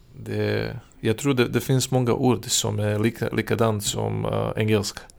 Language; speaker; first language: Swedish; non-native, learner; Serbian